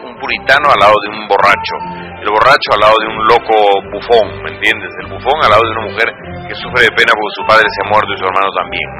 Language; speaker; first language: Spanish; native; Spanish